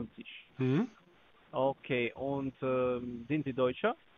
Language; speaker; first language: German; non-native, learner; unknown